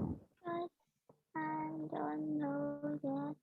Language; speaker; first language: English; non-native, learner; Vietnamese